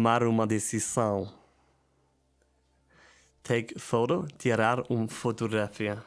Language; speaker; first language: Portuguese; non-native, learner; German